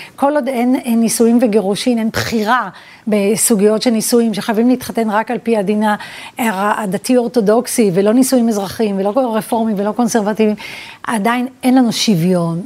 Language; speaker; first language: Hebrew; early bilingual, other home language; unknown